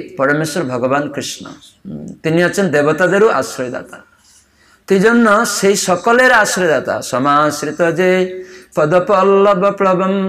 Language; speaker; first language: Bangla; non-native, fluent; Odia